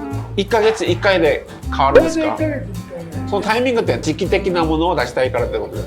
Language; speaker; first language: Japanese; non-native, fluent; Korean